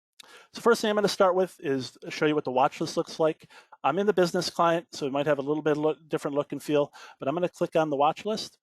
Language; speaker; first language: English; native; English